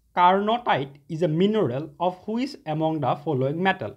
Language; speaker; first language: English; non-native, local second language; Assamese